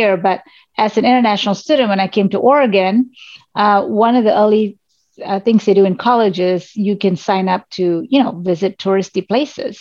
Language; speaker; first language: English; non-native, local second language; Tamil